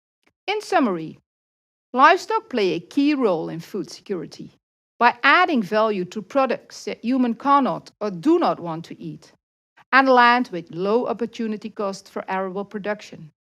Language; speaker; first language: English; non-native, fluent; Dutch